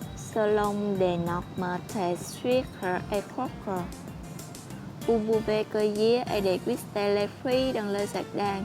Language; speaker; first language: French; non-native, learner; Vietnamese